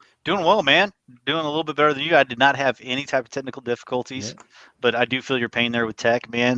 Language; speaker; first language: English; native; English